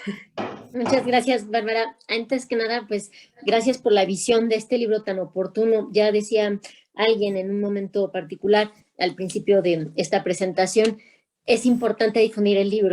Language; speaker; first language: Spanish; native; Spanish